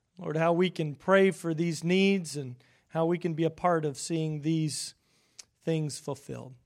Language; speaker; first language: English; native; English